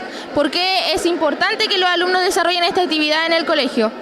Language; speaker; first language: Spanish; native; Spanish